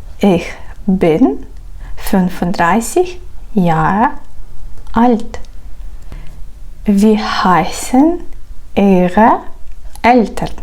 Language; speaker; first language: German; non-native, fluent; Ukrainian